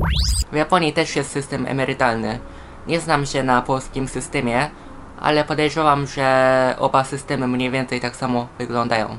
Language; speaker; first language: Polish; non-native, fluent; Japanese